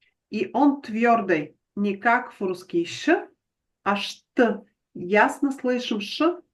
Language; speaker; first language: Russian; non-native, fluent; Bulgarian